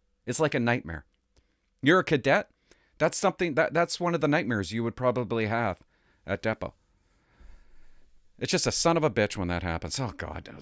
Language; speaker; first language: English; native; English